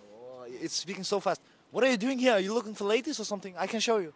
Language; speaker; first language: English; non-native, learner; Danish